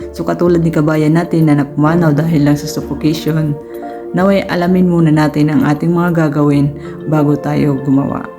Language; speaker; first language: Filipino; native; Filipino